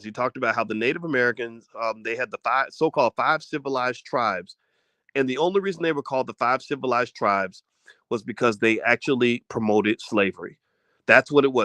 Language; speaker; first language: English; native; English